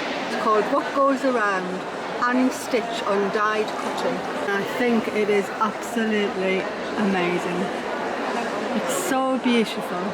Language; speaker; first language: English; native; English